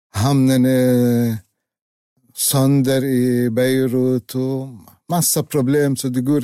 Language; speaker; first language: Swedish; non-native, learner; Arabic